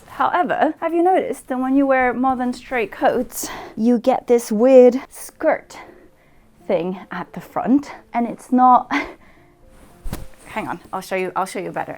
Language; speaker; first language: English; native; English